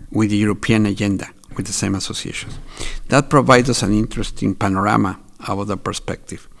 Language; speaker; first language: English; non-native, fluent; Spanish